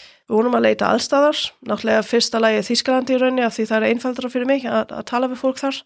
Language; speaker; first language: Icelandic; non-native, fluent; German